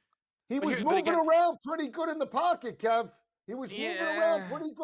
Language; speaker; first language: English; native; English